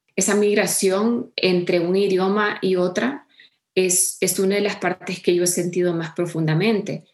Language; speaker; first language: Spanish; early bilingual, heritage; Spanish